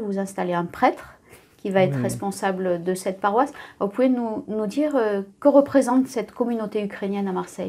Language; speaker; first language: French; native; French